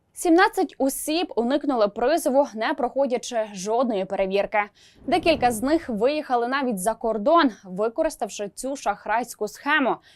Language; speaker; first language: Ukrainian; native; Ukrainian